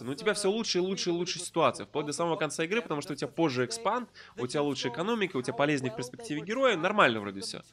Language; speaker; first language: Russian; native; Russian